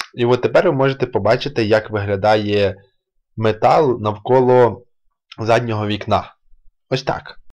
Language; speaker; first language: Ukrainian; native; Ukrainian